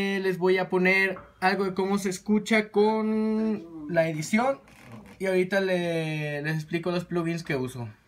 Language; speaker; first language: Spanish; native; Spanish